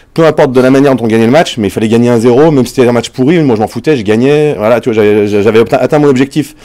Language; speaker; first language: French; native; French